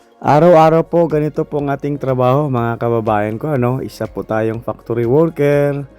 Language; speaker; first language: Filipino; non-native, local second language; Cebuano